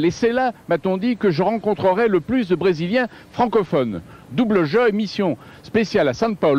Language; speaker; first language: French; native; French